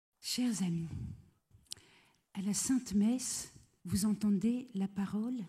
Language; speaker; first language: French; native; French